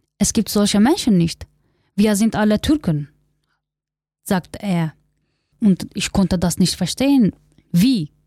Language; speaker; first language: German; non-native, learner; Kurdish